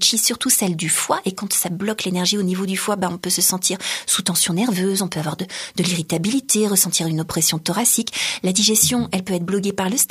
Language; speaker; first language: French; native; French